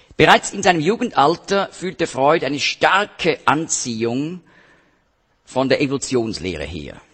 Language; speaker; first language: German; native; German